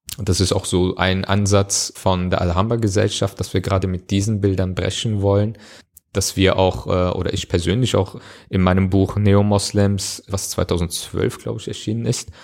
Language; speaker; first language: German; early bilingual, other home language; Turkish